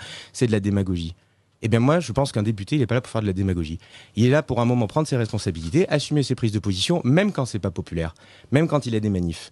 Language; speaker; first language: French; native; French